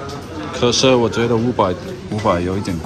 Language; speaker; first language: Chinese; non-native, learner; English